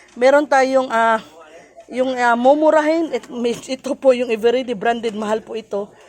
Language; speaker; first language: Filipino; non-native, local second language; Cebuano